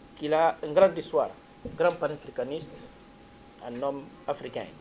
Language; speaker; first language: French; non-native, fluent; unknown